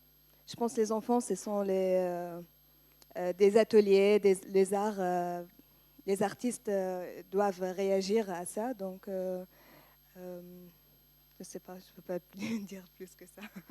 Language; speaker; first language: French; non-native, learner; Arabic